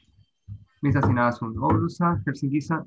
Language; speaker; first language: Finnish; non-native, learner; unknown